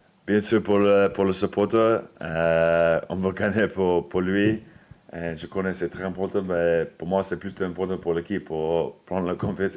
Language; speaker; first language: French; non-native, fluent; English